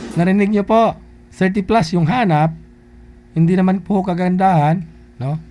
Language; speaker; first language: Filipino; native; Filipino